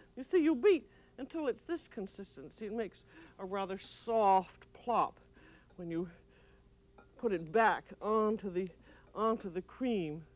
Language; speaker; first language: English; native; English